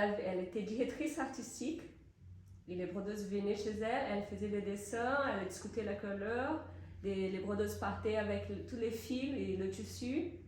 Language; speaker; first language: French; non-native, fluent; Portuguese